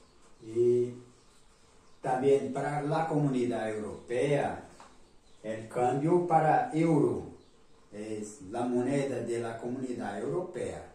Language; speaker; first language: Spanish; non-native, learner; Portuguese